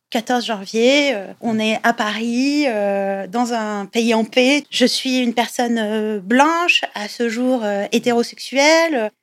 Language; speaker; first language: French; native; French